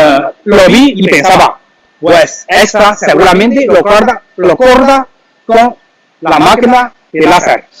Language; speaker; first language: Spanish; non-native, learner; Chinese